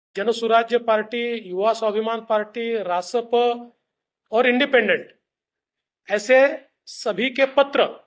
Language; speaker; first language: Hindi; non-native, local second language; Marathi